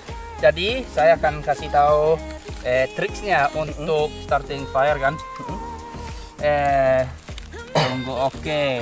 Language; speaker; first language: Indonesian; non-native, learner; English